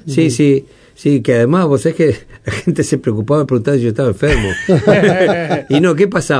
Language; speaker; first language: Spanish; native; Spanish